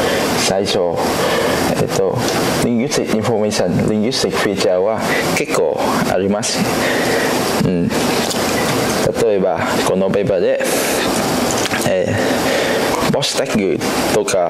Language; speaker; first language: Japanese; non-native, learner; Cantonese